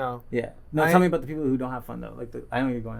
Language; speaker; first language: English; native; English